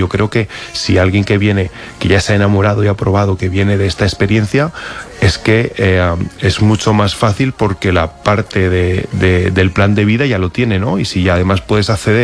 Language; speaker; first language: Spanish; native; Spanish